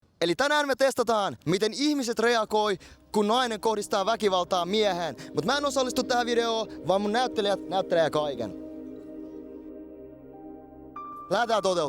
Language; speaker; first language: Finnish; native; Finnish